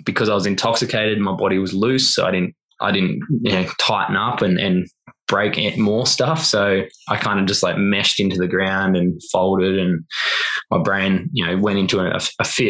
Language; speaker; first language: English; native; English